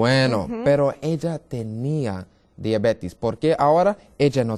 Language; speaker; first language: Spanish; non-native, learner; English